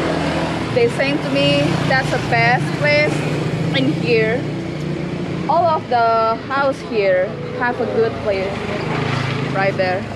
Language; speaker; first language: English; non-native, learner; Indonesian